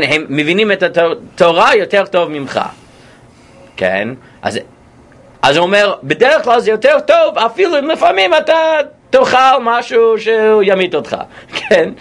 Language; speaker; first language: Hebrew; non-native, fluent; English